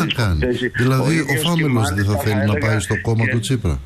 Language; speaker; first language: Greek; native; Greek